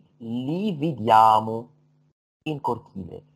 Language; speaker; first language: Italian; non-native, fluent; Arabic